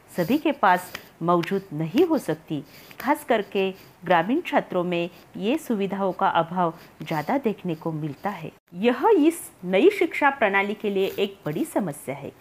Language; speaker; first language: Hindi; non-native, local second language; Marathi